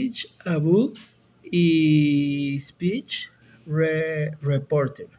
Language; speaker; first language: English; non-native, learner; Spanish